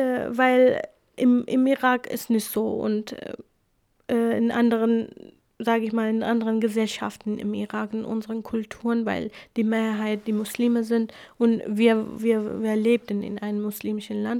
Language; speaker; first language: German; early bilingual, other home language; Kurdish